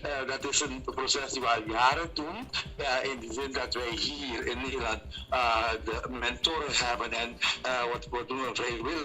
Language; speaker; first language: Dutch; non-native, local second language; Papiamento